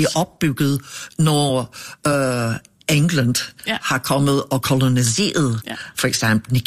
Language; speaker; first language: Danish; non-native, fluent; English